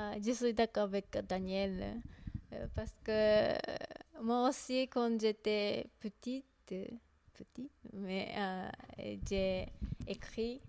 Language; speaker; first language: French; non-native, learner; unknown